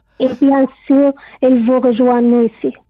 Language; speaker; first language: French; non-native, learner; Arabic